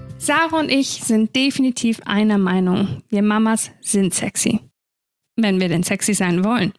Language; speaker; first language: German; native; German